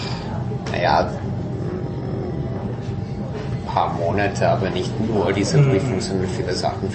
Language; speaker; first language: German; non-native, fluent; English